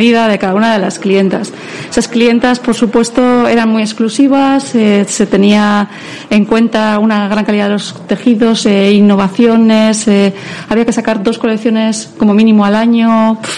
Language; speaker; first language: Spanish; native; Spanish